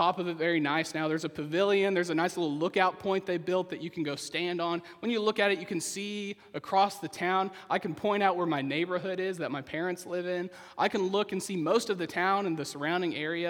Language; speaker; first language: English; native; English